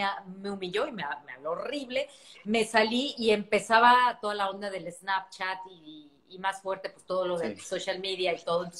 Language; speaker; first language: Spanish; native; Spanish